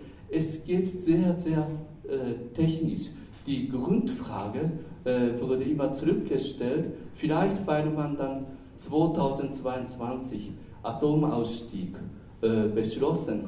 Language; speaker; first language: German; non-native, fluent; Japanese